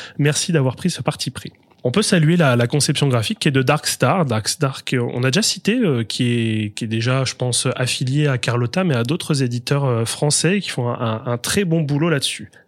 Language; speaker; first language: French; native; French